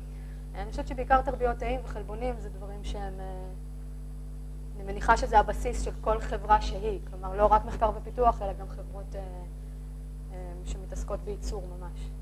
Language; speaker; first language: Hebrew; native; Hebrew